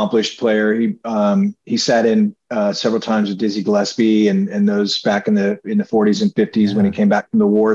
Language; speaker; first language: English; native; English